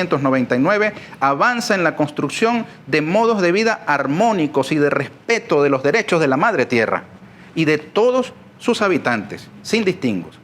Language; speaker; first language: Spanish; native; Spanish